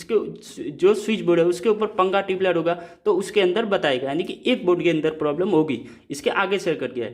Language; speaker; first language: Hindi; native; Hindi